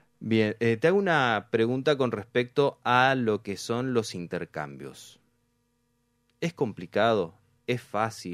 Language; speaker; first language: Spanish; native; Spanish